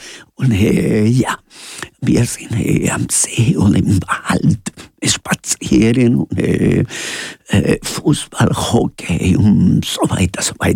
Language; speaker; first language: German; non-native, learner; Spanish